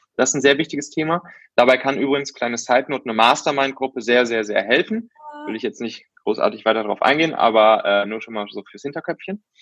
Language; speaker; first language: German; native; German